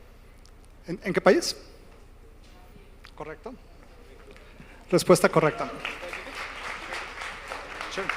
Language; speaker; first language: Spanish; native; Spanish